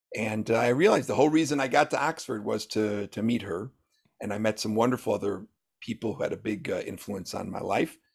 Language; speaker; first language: English; native; English